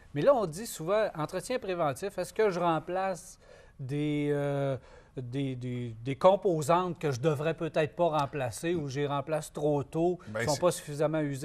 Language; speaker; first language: French; native; French